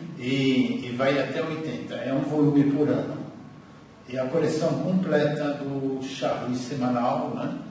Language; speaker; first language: Portuguese; early bilingual, other home language; French